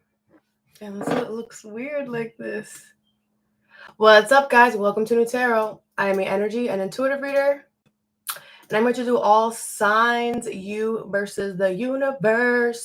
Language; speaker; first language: English; native; English